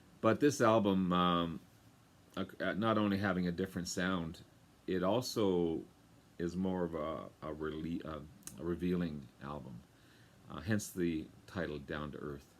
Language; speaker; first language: English; native; English